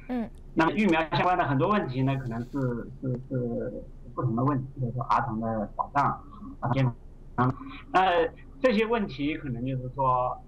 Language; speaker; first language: Chinese; native; Chinese